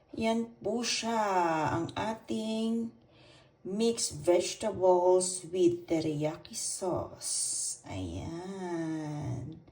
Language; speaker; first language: Filipino; non-native, local second language; Cebuano